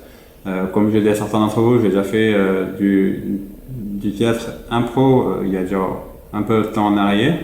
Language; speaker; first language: French; native; French